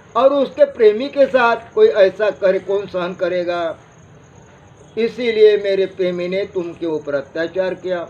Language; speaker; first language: Hindi; non-native, local second language; Marathi